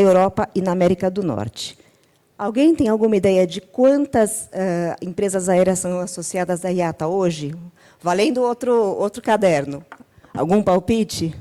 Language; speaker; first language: Portuguese; native; Portuguese